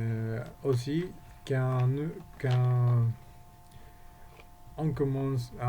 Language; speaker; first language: French; non-native, learner; Spanish